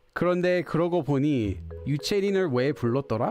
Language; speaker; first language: Korean; non-native, fluent; English